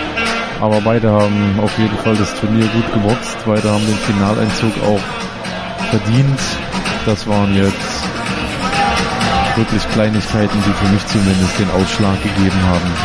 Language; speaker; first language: German; native; German